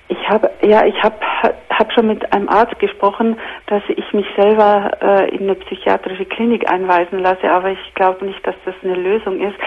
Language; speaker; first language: German; native; German